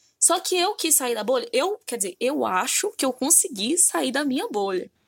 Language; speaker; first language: Portuguese; native; Portuguese